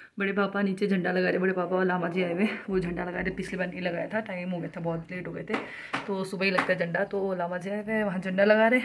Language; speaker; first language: Hindi; non-native, local second language; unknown